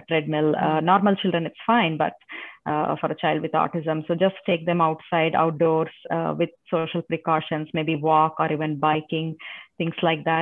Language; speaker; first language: English; non-native, local second language; Telugu